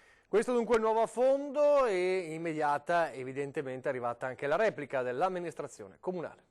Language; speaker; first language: Italian; native; Italian